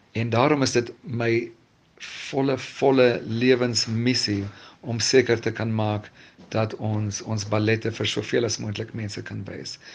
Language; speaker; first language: Afrikaans; native; Afrikaans